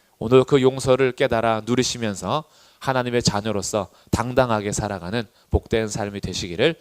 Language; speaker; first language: Korean; native; Korean